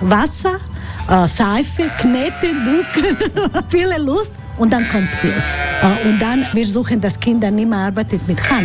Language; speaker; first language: German; non-native, learner; Croatian